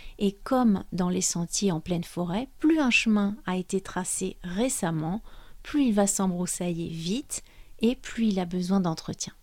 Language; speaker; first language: French; native; French